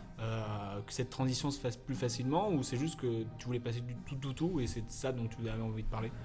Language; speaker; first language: French; native; French